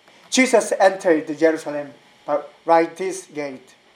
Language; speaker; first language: English; non-native, learner; Korean